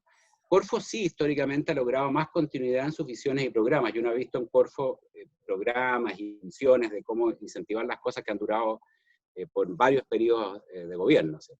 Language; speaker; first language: Spanish; native; Spanish